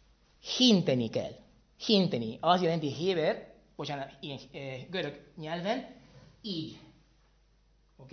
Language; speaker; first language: Hungarian; non-native, fluent; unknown